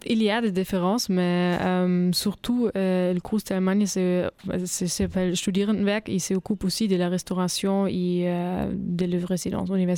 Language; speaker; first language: French; non-native, fluent; German